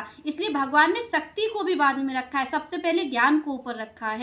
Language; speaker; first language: Hindi; native; Hindi